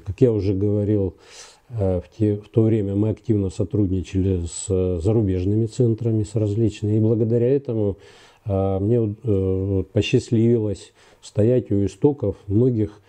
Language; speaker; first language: Russian; native; Russian